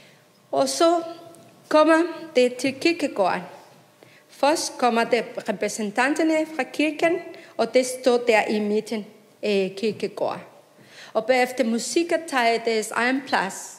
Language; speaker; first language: Danish; non-native, fluent; Spanish